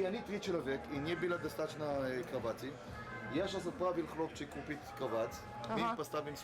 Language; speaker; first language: Russian; non-native, learner; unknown